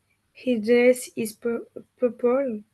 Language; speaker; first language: English; non-native, learner; French